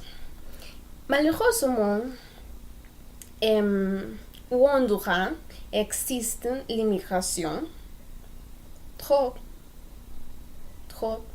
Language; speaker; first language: French; non-native, learner; Spanish